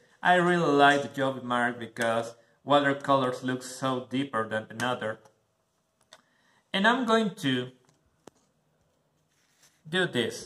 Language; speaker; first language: English; non-native, learner; Spanish